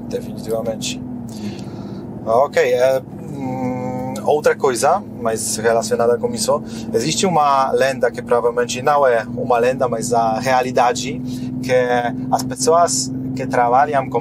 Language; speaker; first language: Portuguese; non-native, fluent; Polish